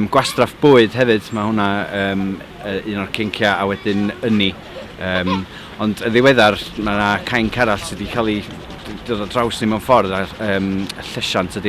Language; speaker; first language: Welsh; native; Welsh